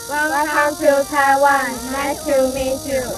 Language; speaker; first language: English; non-native, learner; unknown